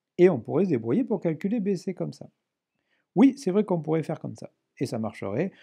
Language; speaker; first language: French; native; French